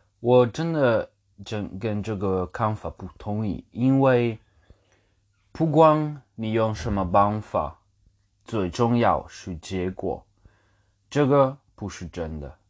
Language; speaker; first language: Chinese; non-native, learner; English